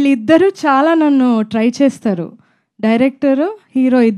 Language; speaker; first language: Telugu; non-native, fluent; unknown